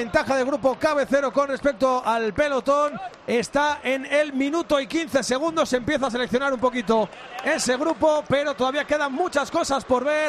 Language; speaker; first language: Spanish; native; Spanish